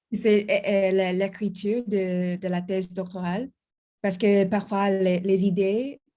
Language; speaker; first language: French; non-native, learner; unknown